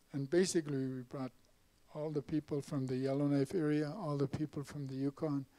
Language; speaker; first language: English; native; English